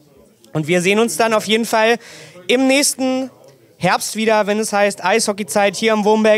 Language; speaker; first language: German; native; German